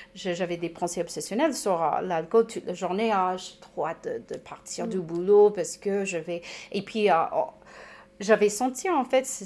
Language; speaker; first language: French; non-native, fluent; English